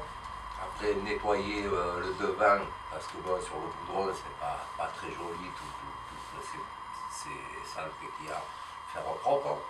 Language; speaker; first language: French; native; French